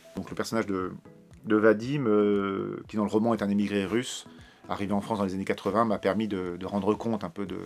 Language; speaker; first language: French; native; French